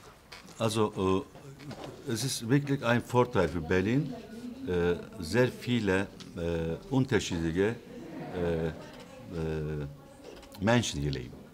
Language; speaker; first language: German; non-native, fluent; Turkish